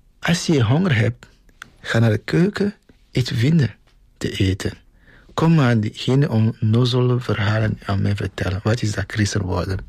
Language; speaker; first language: Dutch; non-native, fluent; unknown